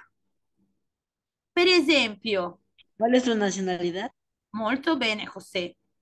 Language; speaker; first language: Italian; non-native, fluent; Spanish